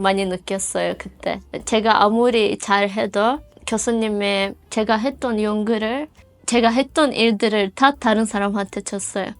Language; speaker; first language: Korean; non-native, fluent; Azerbaijani